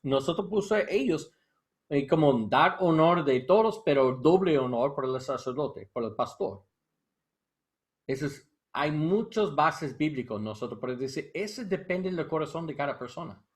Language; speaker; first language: Spanish; non-native, learner; English